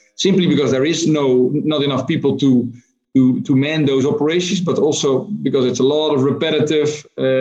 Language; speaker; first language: English; non-native, fluent; Dutch